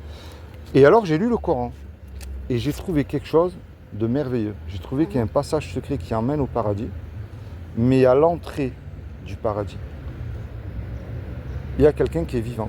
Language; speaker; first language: French; native; French